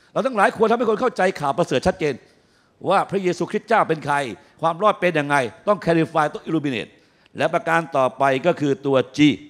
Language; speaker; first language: Thai; native; Thai